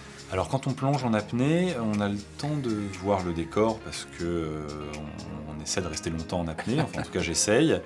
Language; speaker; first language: French; native; French